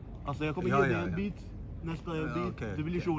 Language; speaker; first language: Swedish; early bilingual, other home language; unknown